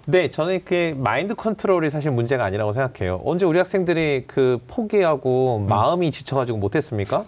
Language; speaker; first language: Korean; native; Korean